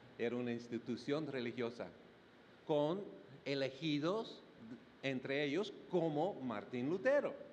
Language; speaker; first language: Spanish; non-native, fluent; English